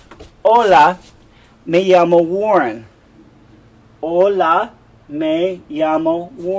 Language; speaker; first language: Spanish; non-native, fluent; English